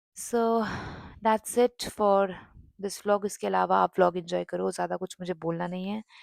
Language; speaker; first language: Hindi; non-native, local second language; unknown